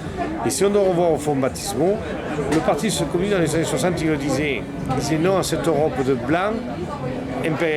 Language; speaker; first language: French; native; French